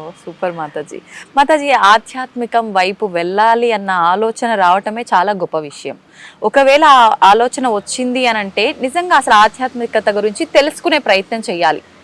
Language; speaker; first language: Telugu; native; Telugu